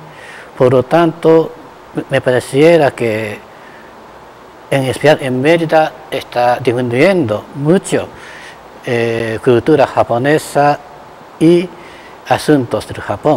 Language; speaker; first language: Spanish; non-native, fluent; Japanese